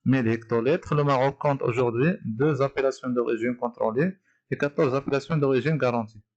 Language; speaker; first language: French; non-native, local second language; Arabic